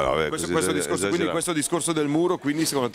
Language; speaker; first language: Italian; native; Italian